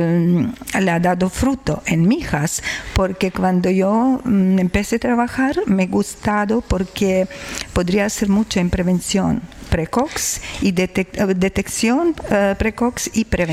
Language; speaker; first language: Spanish; non-native, learner; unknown